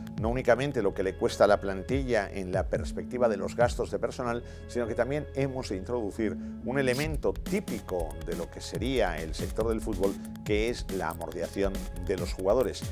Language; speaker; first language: Spanish; native; Spanish